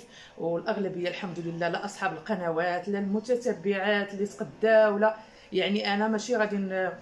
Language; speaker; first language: Arabic; native; Arabic